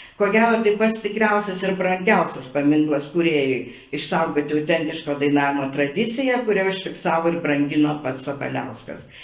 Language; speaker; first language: Lithuanian; native; Lithuanian